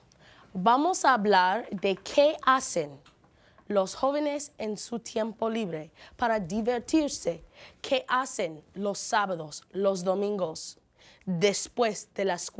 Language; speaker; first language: Spanish; non-native, fluent; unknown